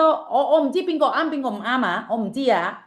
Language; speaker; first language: Cantonese; non-native, fluent; Indonesian